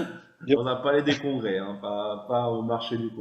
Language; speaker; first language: French; native; French